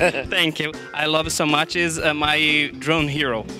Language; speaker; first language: English; non-native, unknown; Portuguese